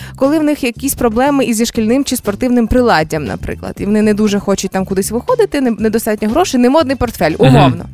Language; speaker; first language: Ukrainian; native; Ukrainian